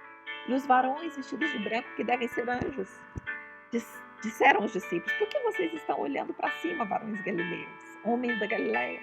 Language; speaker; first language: Portuguese; native; Portuguese